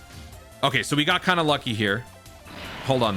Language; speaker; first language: English; native; English